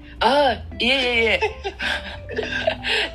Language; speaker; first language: English; non-native, fluent; Indonesian